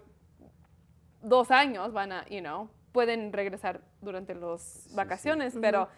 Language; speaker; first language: Spanish; early bilingual, heritage; Spanish